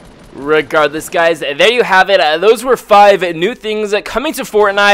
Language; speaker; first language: English; native; English